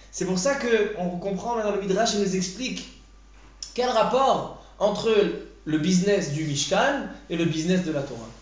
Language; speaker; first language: French; native; French